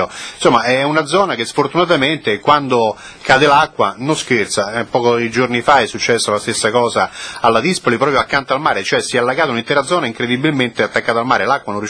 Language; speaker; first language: Italian; native; Italian